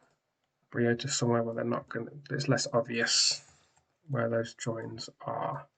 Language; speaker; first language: English; native; English